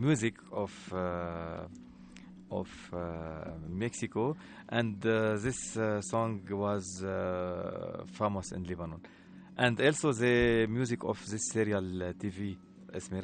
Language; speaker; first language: English; non-native, learner; Arabic